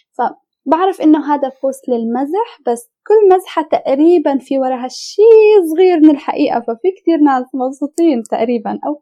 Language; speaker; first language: Arabic; native; Arabic